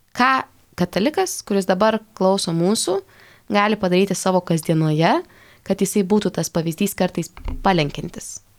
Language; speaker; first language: Lithuanian; native; Lithuanian